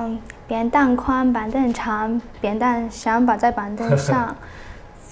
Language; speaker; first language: Chinese; early bilingual, heritage; Chinese